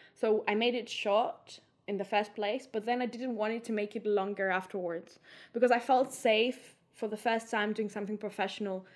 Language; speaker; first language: English; non-native, fluent; Greek